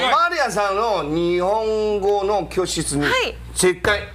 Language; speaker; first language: Japanese; non-native, learner; Chinese